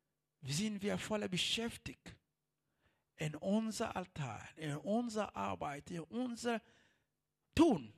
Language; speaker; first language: German; non-native, learner; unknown